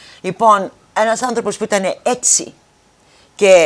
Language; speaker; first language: Greek; early bilingual, heritage; Greek